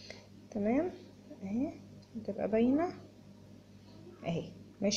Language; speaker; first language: Arabic; native; Arabic